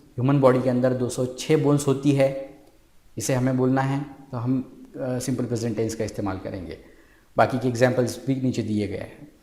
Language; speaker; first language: Hindi; non-native, local second language; Marathi